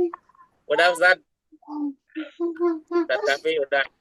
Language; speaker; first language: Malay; non-native, local second language; Sundanese